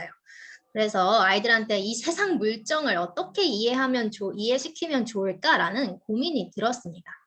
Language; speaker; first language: Korean; native; Korean